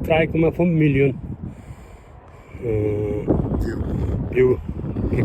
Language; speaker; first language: German; non-native, learner; Nepali